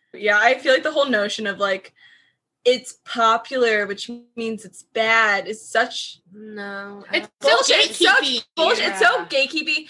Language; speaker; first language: English; native; English